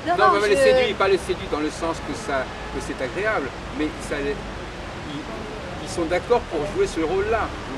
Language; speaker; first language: French; native; French